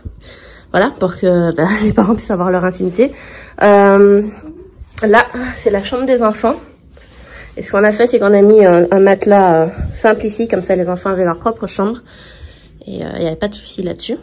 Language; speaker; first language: French; native; French